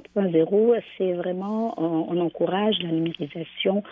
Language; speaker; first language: French; non-native, local second language; Arabic